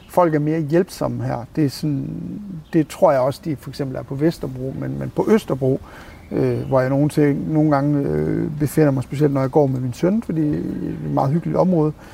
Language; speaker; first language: Danish; native; Danish